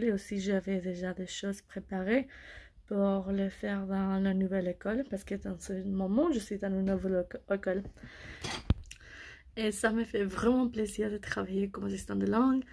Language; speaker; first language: French; non-native, learner; English